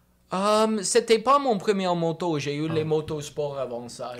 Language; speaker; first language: French; non-native, local second language; English